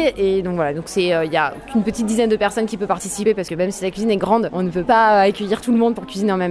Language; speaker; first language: French; native; French